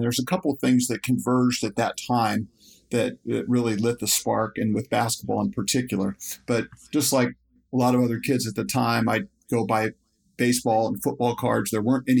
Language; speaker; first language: English; native; English